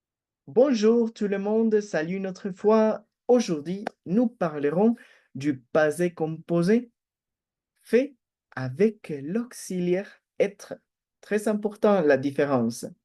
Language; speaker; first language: French; non-native, fluent; Spanish